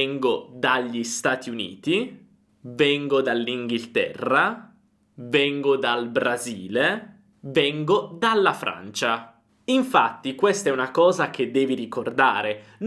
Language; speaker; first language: Italian; native; Italian